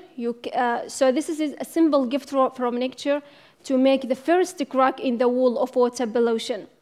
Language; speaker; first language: English; non-native, fluent; Arabic